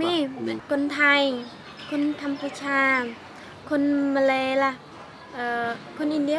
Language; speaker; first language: Thai; non-native, learner; Khmer